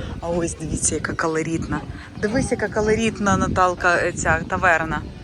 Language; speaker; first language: Ukrainian; native; Ukrainian